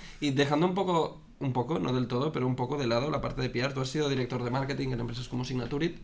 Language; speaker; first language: Spanish; native; Spanish